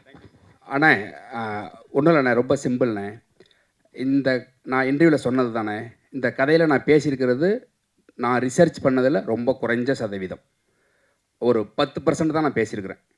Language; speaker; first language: Tamil; native; Tamil